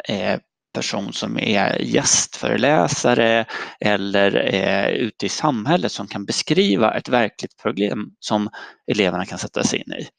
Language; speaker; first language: Swedish; native; Swedish